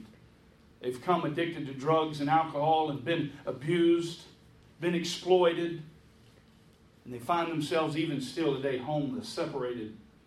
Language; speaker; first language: English; native; English